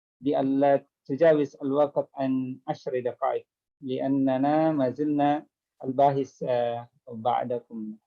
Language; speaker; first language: Arabic; non-native, fluent; Indonesian